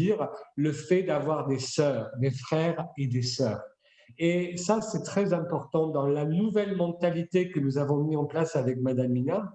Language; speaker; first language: French; native; French